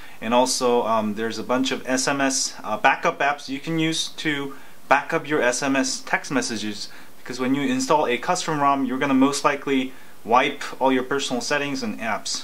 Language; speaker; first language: English; native; English